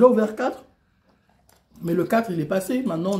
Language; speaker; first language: French; native; French